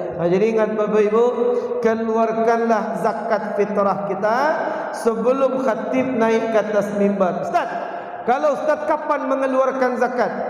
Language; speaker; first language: Malay; non-native, local second language; Minangkabau